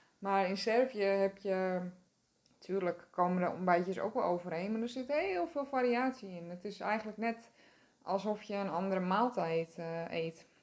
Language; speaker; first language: Dutch; native; Dutch